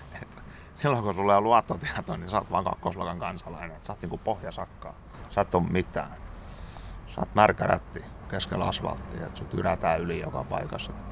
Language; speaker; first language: Finnish; native; Finnish